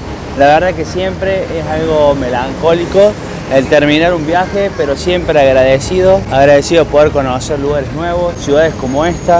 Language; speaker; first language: Spanish; native; Spanish